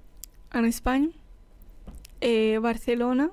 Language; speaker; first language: French; non-native, fluent; Spanish